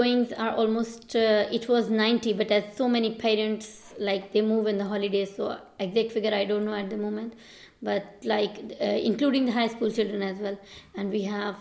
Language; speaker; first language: English; non-native, local second language; Urdu